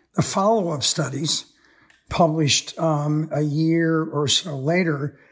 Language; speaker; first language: English; native; English